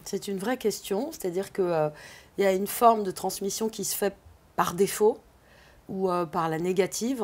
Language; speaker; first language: French; native; French